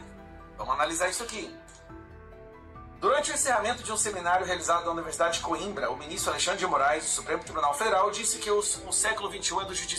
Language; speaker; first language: Portuguese; native; Portuguese